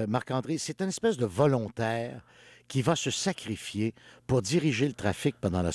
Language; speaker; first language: French; native; French